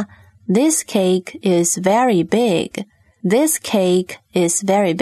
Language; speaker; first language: English; non-native, learner; Chinese